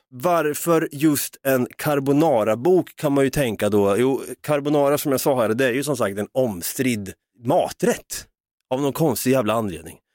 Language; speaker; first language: Swedish; native; Swedish